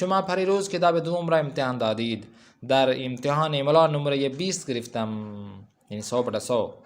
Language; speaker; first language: Persian; non-native, fluent; Urdu